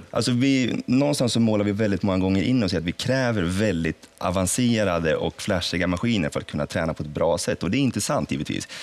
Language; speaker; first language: Swedish; native; Swedish